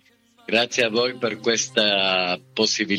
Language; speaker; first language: Italian; non-native, fluent; Spanish